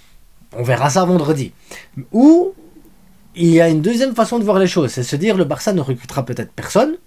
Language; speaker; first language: French; native; French